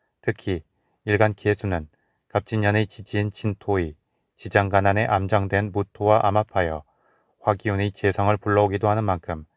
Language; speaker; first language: Korean; native; Korean